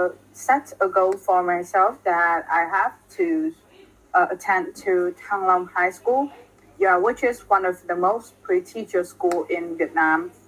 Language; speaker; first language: English; non-native, fluent; Vietnamese